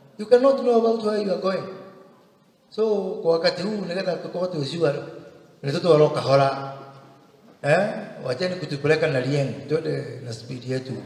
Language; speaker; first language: Swahili; non-native, local second language; Kikuyu